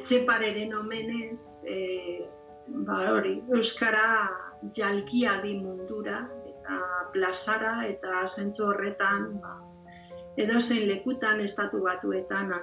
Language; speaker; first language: Basque; non-native, local second language; Spanish